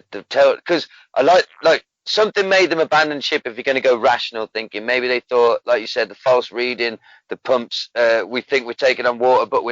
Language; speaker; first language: English; native; English